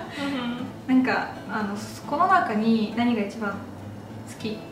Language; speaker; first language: Japanese; non-native, fluent; Russian